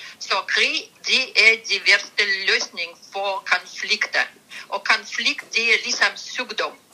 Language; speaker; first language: Danish; non-native, fluent; Russian